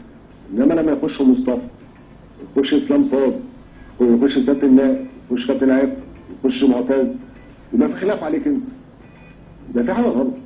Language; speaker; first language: Arabic; native; Arabic